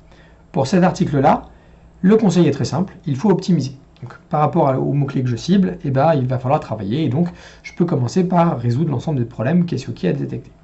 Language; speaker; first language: French; native; French